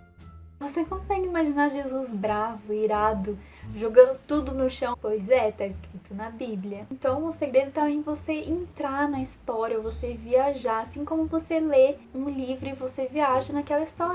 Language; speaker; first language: Portuguese; native; Portuguese